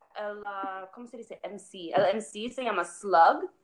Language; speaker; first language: Spanish; non-native, learner; English